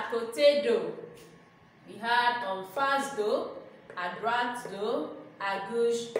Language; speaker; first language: French; non-native, fluent; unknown